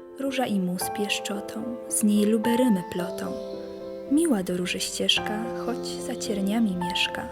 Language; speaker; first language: Polish; native; Polish